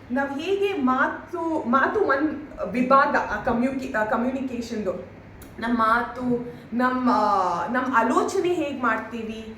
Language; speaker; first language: Kannada; non-native, learner; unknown